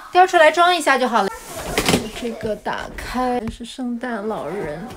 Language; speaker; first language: Chinese; native; Chinese